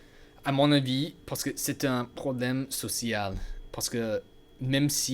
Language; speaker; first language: French; non-native, learner; English